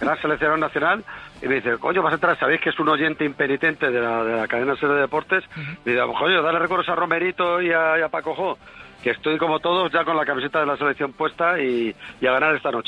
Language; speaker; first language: Spanish; native; Spanish